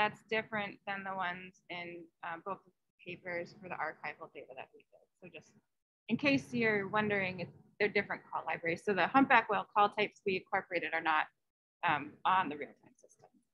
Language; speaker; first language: English; native; English